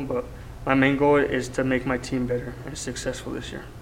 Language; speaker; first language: English; native; English